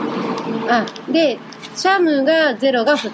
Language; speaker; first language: Japanese; native; Japanese